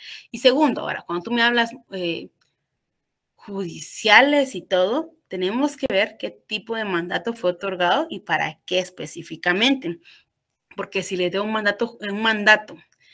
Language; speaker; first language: Spanish; native; Spanish